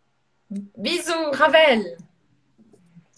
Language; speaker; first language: French; non-native, fluent; Portuguese